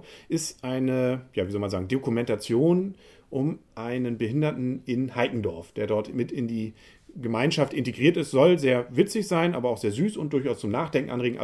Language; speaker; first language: German; native; German